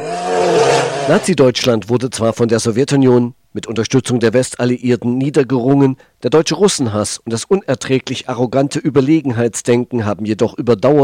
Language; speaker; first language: German; native; German